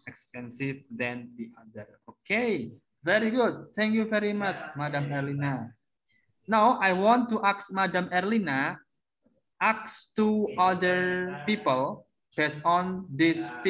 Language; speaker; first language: English; non-native, learner; Indonesian